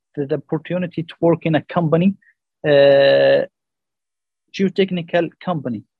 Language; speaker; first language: English; non-native, learner; Arabic